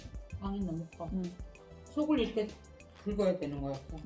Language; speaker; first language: Korean; native; Korean